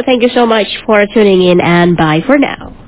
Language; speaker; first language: English; non-native, fluent; Indonesian